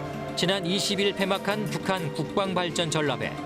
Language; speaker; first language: Korean; native; Korean